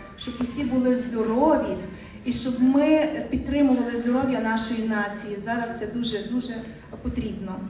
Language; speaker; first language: Ukrainian; native; Ukrainian